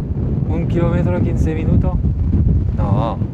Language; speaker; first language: Spanish; non-native, learner; French